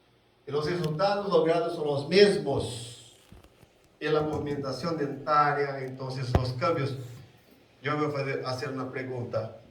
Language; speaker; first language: Spanish; non-native, learner; Portuguese